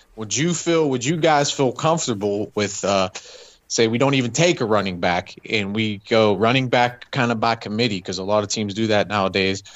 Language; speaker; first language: English; native; English